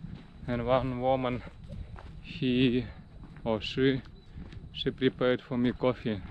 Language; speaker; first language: English; non-native, learner; Russian